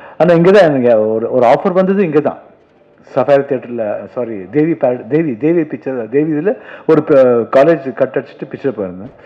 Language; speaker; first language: Tamil; non-native, local second language; Kannada